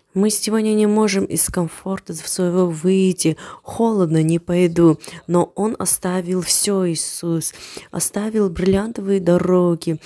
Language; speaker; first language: Russian; non-native, fluent; Armenian